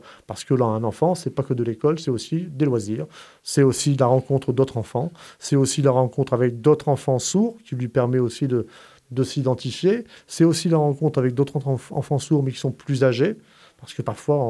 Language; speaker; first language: French; native; French